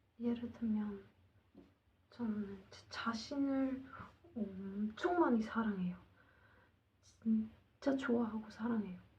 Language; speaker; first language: Korean; non-native, learner; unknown